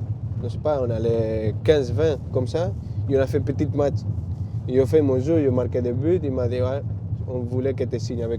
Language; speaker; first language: French; non-native, learner; Spanish